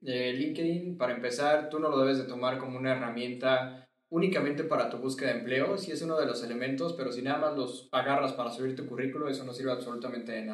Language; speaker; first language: Spanish; native; Spanish